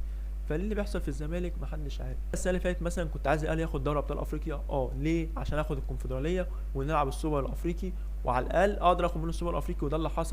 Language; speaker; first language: Arabic; native; Arabic